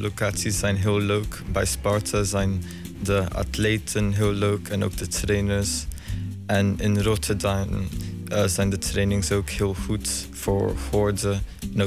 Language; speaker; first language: Dutch; non-native, fluent; Slovenian